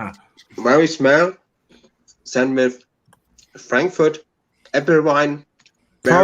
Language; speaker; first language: English; non-native, learner; German